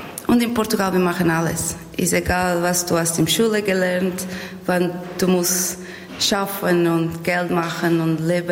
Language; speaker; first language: German; non-native, learner; Portuguese